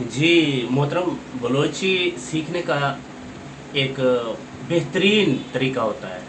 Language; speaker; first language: Urdu; non-native, local second language; Baluchi